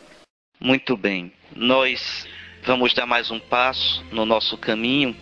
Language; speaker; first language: Portuguese; native; Portuguese